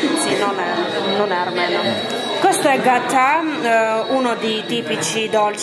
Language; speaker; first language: Italian; non-native, learner; Armenian